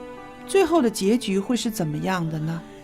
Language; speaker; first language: Chinese; native; Chinese